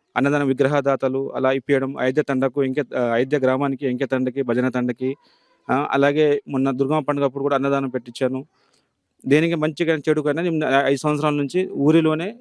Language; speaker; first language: Telugu; non-native, local second language; Lambadi